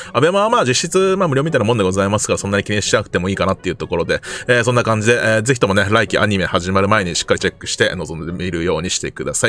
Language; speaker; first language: Japanese; native; Japanese